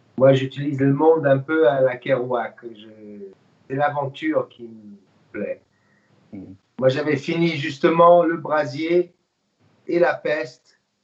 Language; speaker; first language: French; non-native, fluent; English